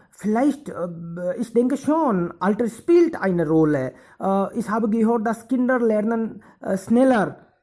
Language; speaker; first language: German; non-native, fluent; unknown